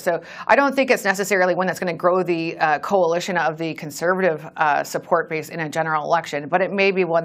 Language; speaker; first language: English; native; English